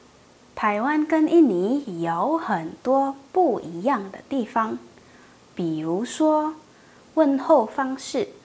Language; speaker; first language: Chinese; non-native, fluent; Indonesian